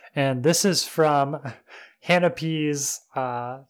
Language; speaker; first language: English; native; English